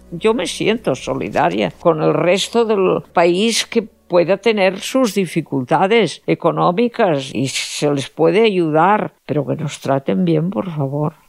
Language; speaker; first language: Spanish; non-native, local second language; Catalan